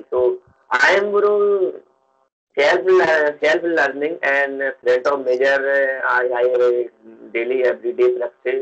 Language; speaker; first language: English; non-native, learner; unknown